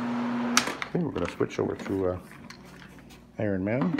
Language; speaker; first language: English; native; English